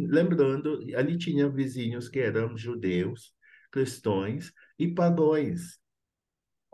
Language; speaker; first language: Portuguese; non-native, fluent; English